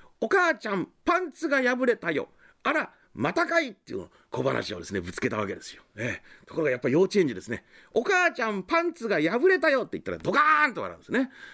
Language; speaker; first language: Japanese; native; Japanese